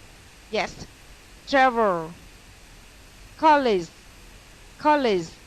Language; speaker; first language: English; non-native, learner; Vietnamese